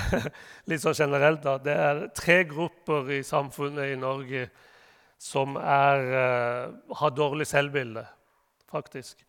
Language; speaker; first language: Norwegian; non-native, fluent; Persian